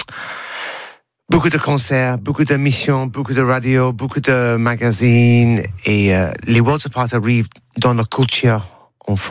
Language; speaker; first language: French; non-native, learner; English